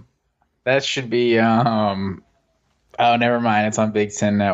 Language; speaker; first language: English; native; English